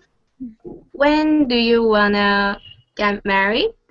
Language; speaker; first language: English; non-native, learner; Korean